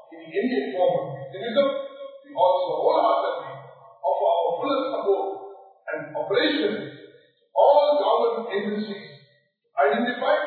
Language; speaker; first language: English; non-native, local second language; Tamil